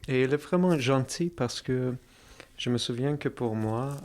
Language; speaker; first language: French; non-native, fluent; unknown